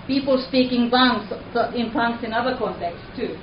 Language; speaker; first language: English; non-native, fluent; Finnish